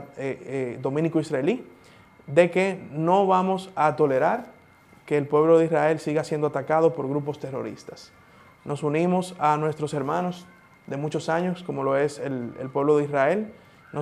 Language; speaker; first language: Spanish; native; Spanish